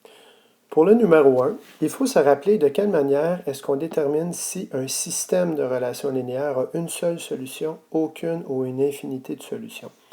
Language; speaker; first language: French; native; French